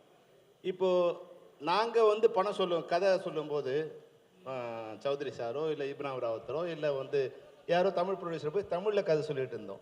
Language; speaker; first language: Tamil; native; Tamil